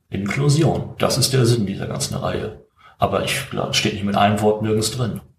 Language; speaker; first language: German; native; German